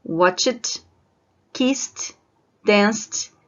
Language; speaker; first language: English; non-native, fluent; Portuguese